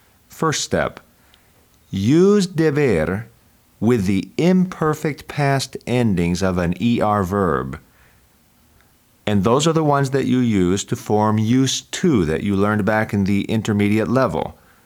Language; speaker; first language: English; native; English